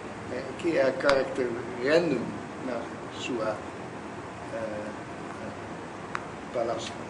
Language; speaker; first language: Portuguese; non-native, learner; Dutch